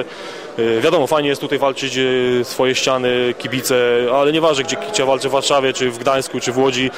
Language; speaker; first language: Polish; native; Polish